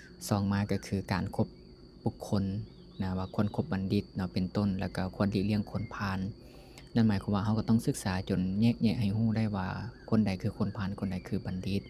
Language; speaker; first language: Thai; non-native, local second language; Northeastern Thai